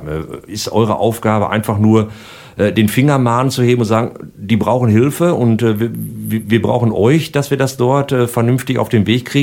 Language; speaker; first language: German; native; German